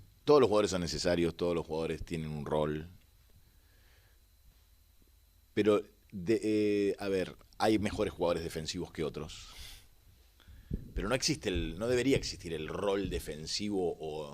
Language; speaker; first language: Spanish; native; Spanish